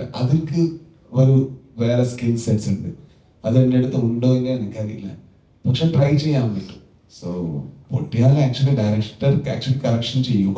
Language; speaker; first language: Malayalam; non-native, learner; Kannada